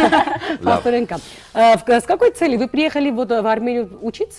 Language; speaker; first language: Russian; non-native, fluent; Armenian